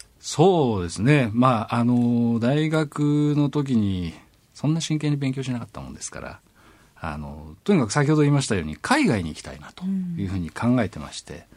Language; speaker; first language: Japanese; native; Japanese